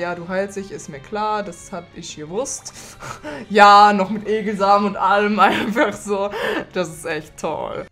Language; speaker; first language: German; native; German